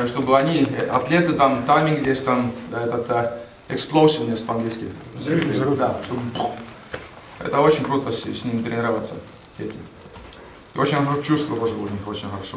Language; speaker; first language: Russian; non-native, learner; Estonian